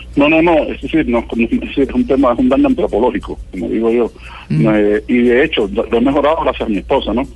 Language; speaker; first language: Spanish; native; Spanish